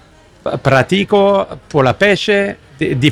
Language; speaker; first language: Italian; non-native, learner; French